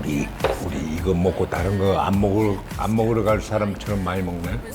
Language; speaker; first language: Korean; native; Korean